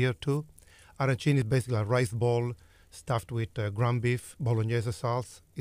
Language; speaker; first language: English; non-native, fluent; Italian